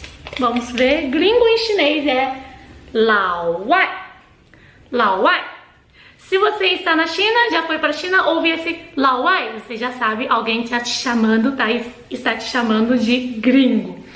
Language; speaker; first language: Portuguese; non-native, fluent; Chinese